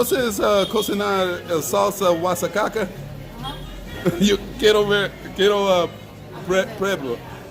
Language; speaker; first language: Spanish; non-native, learner; English